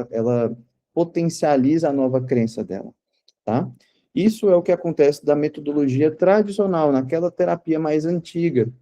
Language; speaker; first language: Portuguese; native; Portuguese